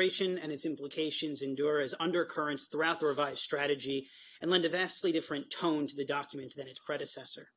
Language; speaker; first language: English; native; English